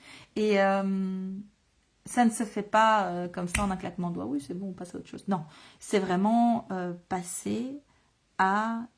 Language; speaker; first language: French; native; French